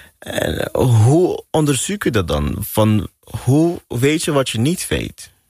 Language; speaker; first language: Dutch; non-native, local second language; Papiamento